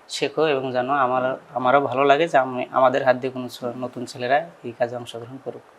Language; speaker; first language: Bangla; native; Bangla